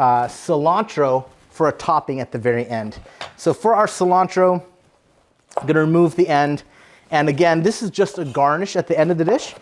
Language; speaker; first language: English; native; English